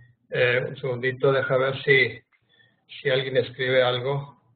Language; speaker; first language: Spanish; native; Spanish